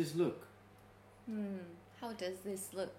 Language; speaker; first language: English; non-native, learner; Japanese